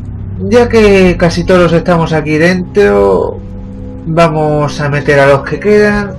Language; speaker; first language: Spanish; native; Spanish